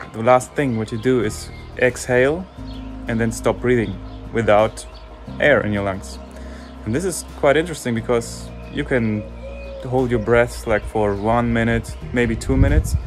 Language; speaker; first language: English; non-native, fluent; German